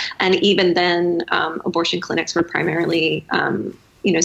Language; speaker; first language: English; native; English